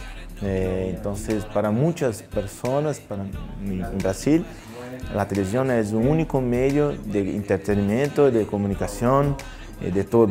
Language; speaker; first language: Spanish; non-native, learner; Portuguese